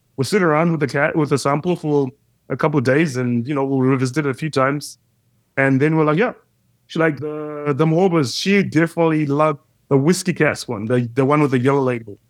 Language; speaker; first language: English; non-native, local second language; Shona